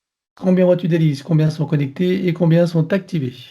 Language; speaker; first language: French; native; French